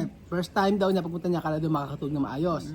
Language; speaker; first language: Filipino; native; Filipino